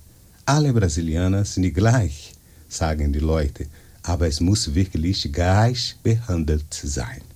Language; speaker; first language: German; non-native, learner; Portuguese